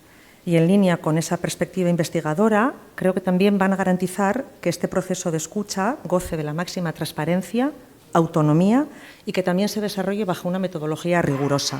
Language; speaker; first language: Spanish; native; Spanish